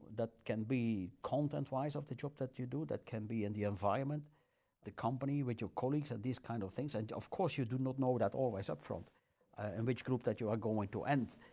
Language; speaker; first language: English; non-native, fluent; Dutch